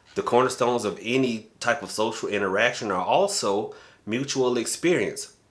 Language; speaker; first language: English; native; English